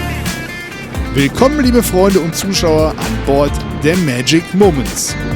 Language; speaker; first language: German; native; German